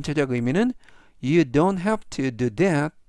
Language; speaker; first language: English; non-native, fluent; Korean